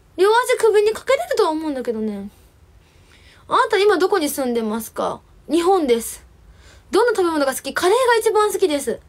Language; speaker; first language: Japanese; native; Japanese